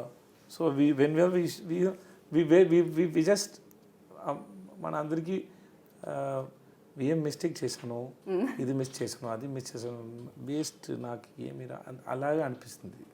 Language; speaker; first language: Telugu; non-native, learner; Tamil